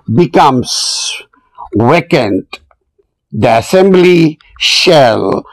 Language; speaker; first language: English; non-native, local second language; Urdu